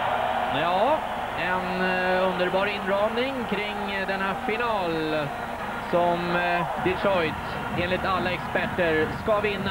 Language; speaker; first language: Swedish; native; Swedish